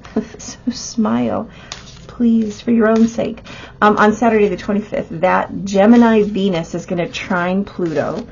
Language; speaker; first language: English; native; English